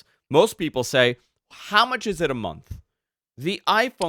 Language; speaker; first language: English; native; English